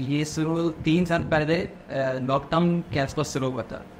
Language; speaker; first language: Hindi; native; Hindi